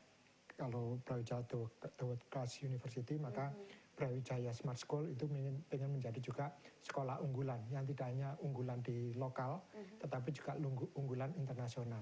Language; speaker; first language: Indonesian; native; Indonesian